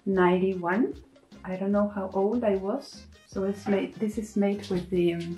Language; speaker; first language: English; non-native, fluent; Spanish